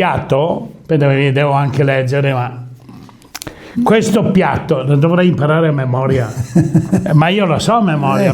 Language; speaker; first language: Italian; native; Italian